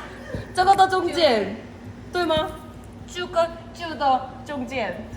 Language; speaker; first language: Chinese; non-native, learner; Korean